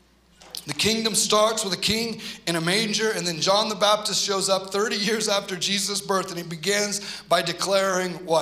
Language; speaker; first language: English; native; English